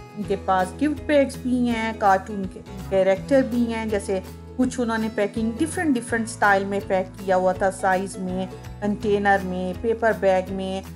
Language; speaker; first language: Urdu; native; Urdu